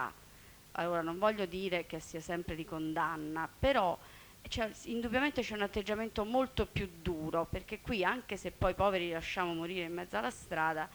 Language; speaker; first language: Italian; native; Italian